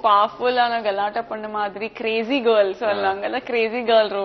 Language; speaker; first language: Tamil; non-native, fluent; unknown